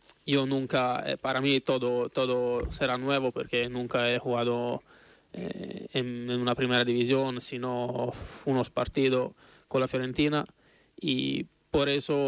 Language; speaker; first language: Spanish; non-native, learner; Italian